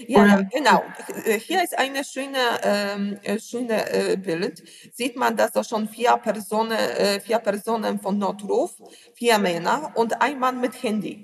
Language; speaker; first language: German; non-native, learner; Polish